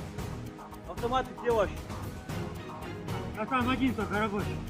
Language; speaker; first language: Russian; native; Russian